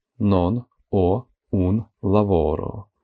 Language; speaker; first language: Italian; non-native, fluent; Ukrainian